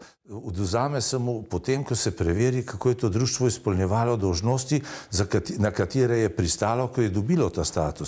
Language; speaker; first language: Slovenian; native; Slovenian